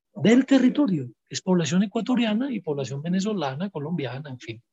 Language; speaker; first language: Spanish; native; Spanish